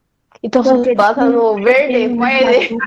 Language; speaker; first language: Spanish; non-native, learner; Portuguese